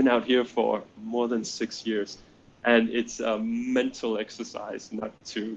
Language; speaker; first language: English; non-native, fluent; Danish